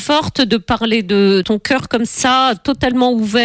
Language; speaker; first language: French; native; French